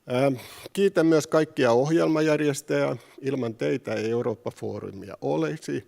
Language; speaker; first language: Finnish; native; Finnish